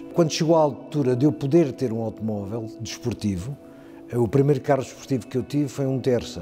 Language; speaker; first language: Portuguese; native; Portuguese